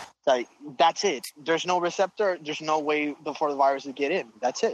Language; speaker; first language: English; non-native, local second language; Spanish